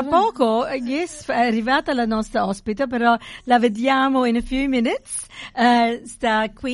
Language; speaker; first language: Italian; early bilingual, heritage; English